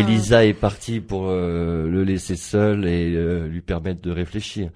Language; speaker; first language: French; native; French